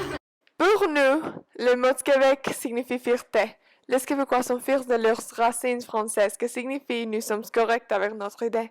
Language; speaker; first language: French; non-native, learner; Spanish